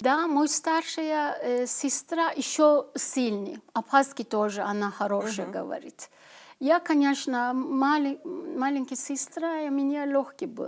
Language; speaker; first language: Russian; non-native, learner; Turkish